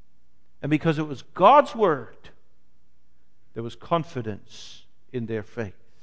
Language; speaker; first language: English; native; English